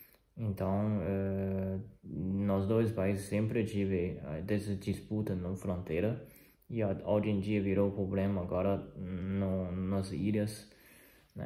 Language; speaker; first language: Portuguese; non-native, fluent; Chinese